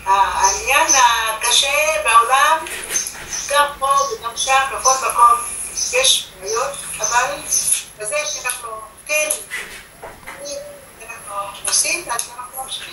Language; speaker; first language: Hebrew; non-native, fluent; Arabic